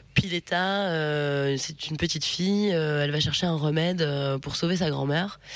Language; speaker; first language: French; native; French